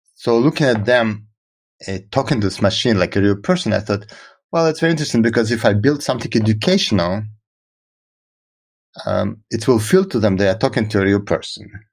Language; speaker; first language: English; non-native, fluent; Russian